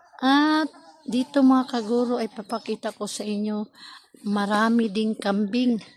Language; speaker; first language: Filipino; non-native, local second language; Cebuano